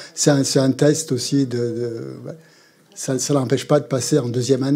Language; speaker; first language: French; native; French